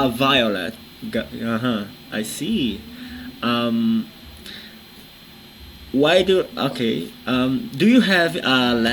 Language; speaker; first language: English; non-native, fluent; Portuguese